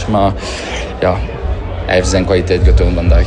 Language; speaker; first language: Dutch; non-native, fluent; French